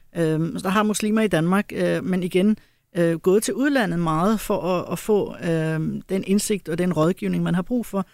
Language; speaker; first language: Danish; early bilingual, other home language; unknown